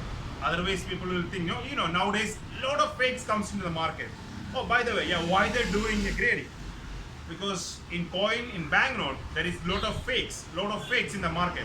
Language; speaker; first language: English; non-native, local second language; Malayalam